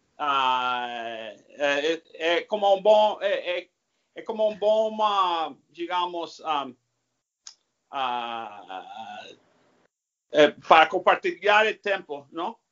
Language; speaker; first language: Portuguese; non-native, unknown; English